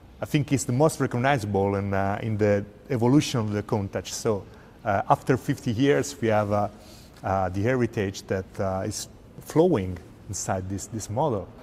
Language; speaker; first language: English; non-native, fluent; Italian